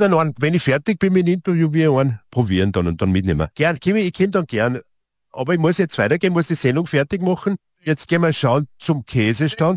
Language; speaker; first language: German; native; German